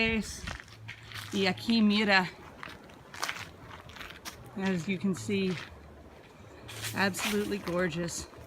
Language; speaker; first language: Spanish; non-native, learner; English